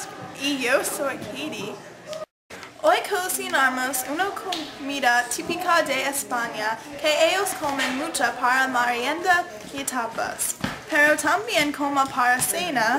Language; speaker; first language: Spanish; non-native, learner; English